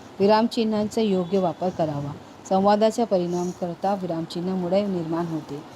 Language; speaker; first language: Marathi; non-native, local second language; Urdu